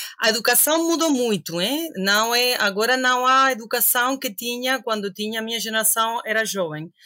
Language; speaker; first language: Portuguese; non-native, fluent; Spanish